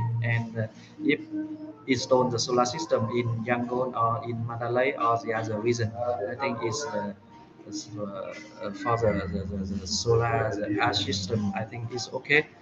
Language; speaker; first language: English; non-native, fluent; Vietnamese